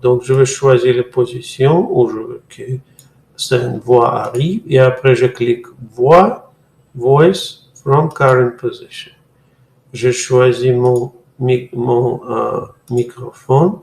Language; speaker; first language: French; non-native, fluent; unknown